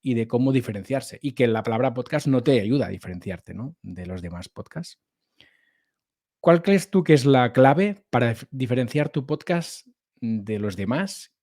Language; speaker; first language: Spanish; native; Spanish